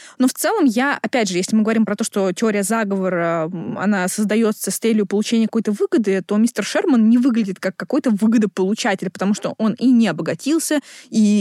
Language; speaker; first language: Russian; native; Russian